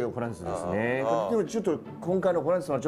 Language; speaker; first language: Japanese; non-native, learner; Chinese